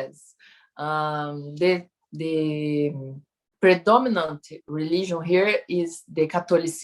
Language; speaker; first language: English; non-native, learner; Portuguese